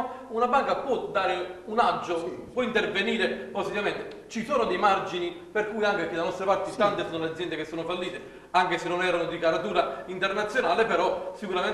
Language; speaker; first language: Italian; native; Italian